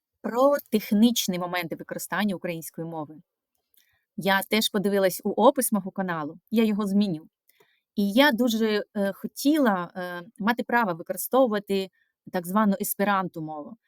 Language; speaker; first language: Ukrainian; non-native, local second language; Russian